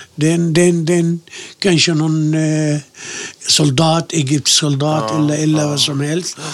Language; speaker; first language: Swedish; non-native, fluent; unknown